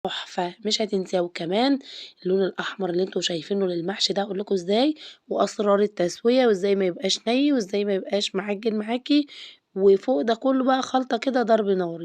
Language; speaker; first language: Arabic; native; Arabic